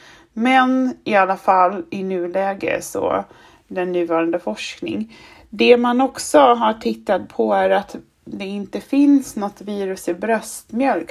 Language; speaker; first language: Swedish; non-native, fluent; German